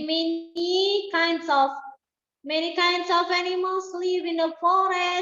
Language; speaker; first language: English; non-native, learner; Indonesian